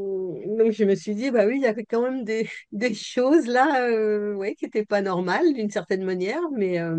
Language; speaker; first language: French; native; French